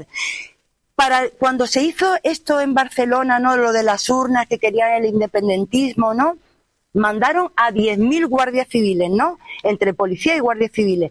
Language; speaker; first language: Spanish; native; Spanish